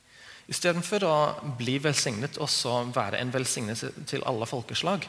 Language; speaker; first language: Norwegian; non-native, fluent; English